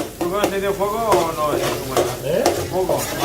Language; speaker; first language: Spanish; non-native, learner; Chinese